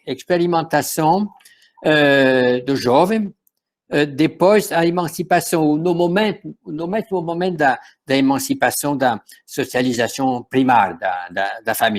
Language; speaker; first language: Portuguese; non-native, fluent; French